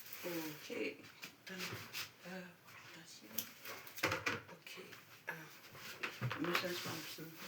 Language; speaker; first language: German; non-native, fluent; French